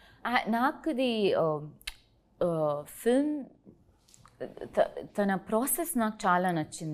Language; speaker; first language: Telugu; non-native, learner; Tulu